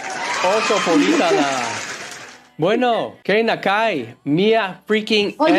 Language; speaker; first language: Basque; non-native, learner; English